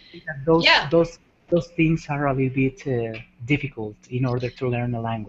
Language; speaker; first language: English; non-native, fluent; Spanish